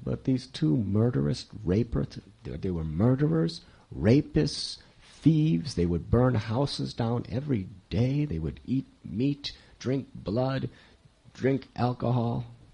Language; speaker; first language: English; native; English